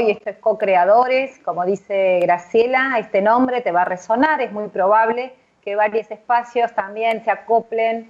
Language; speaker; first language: Spanish; native; Spanish